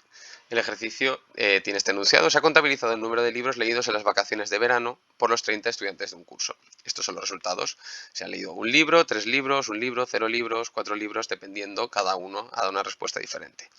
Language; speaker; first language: Spanish; native; Spanish